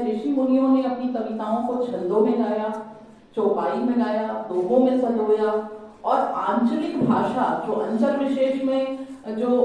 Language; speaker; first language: Hindi; native; Hindi